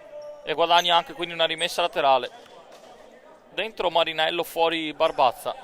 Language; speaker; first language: Italian; native; Italian